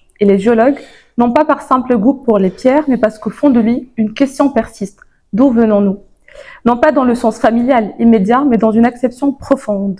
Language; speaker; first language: French; native; French